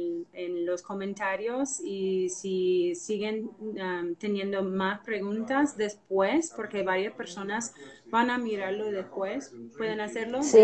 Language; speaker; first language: Spanish; non-native, fluent; English